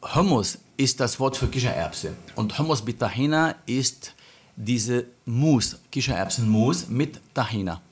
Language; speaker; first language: German; non-native, fluent; Arabic